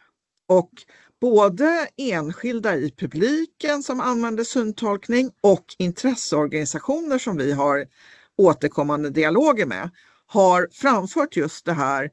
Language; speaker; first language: Swedish; native; Swedish